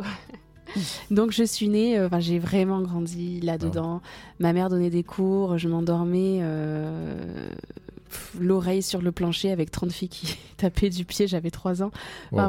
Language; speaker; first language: French; native; French